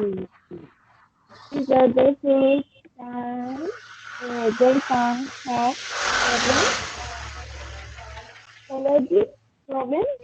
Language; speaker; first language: English; non-native, learner; Spanish